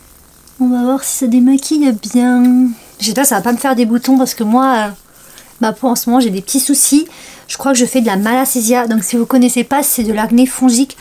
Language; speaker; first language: French; native; French